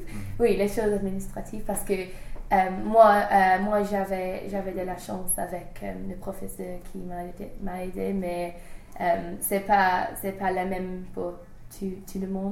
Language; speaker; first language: French; non-native, learner; English